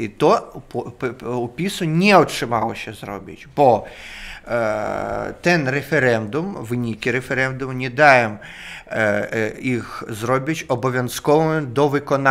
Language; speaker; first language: Polish; non-native, fluent; Russian